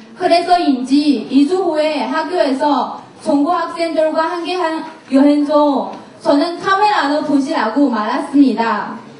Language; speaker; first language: Korean; non-native, learner; Chinese